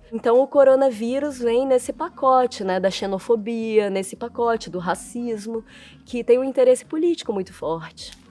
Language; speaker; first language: Portuguese; early bilingual, other home language; Chinese